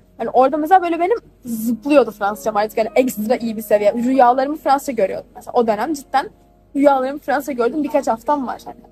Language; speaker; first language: Turkish; native; Turkish